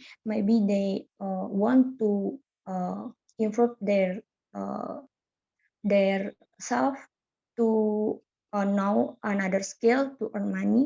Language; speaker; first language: English; non-native, learner; Indonesian